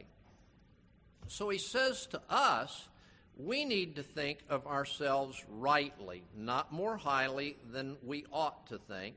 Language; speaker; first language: English; native; English